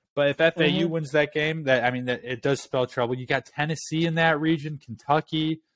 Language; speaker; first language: English; native; English